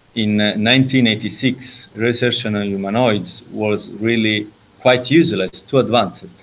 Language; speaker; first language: English; non-native, fluent; Italian